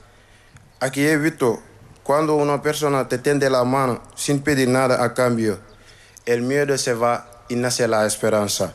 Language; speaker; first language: Spanish; non-native, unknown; Wolof